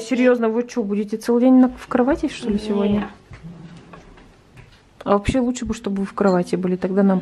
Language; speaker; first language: Russian; native; Russian